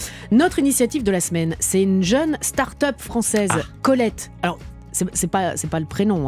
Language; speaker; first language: French; native; French